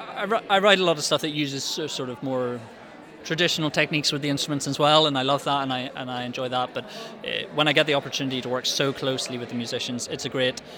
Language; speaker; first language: English; native; English